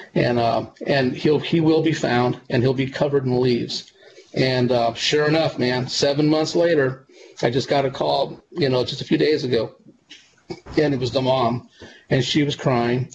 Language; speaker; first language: English; native; English